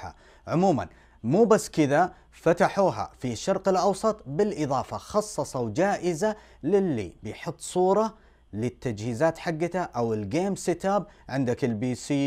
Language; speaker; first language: Arabic; native; Arabic